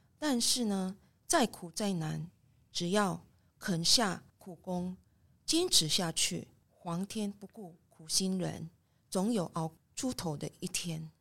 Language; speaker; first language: Chinese; non-native, fluent; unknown